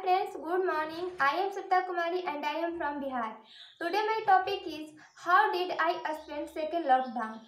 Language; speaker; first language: English; non-native, learner; Hindi